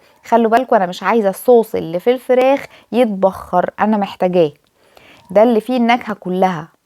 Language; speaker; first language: Arabic; native; Arabic